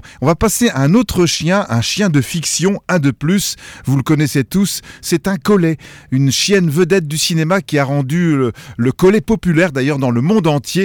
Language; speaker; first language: French; native; French